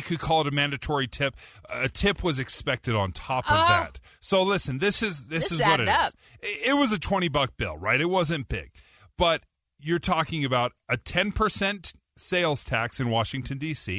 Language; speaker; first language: English; native; English